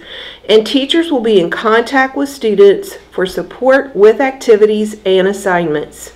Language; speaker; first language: English; native; English